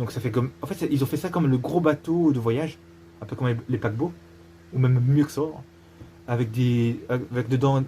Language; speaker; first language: French; native; French